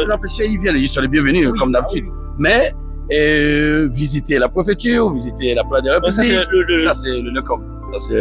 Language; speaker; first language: French; native; French